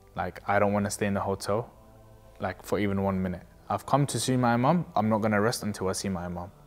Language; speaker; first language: English; native; English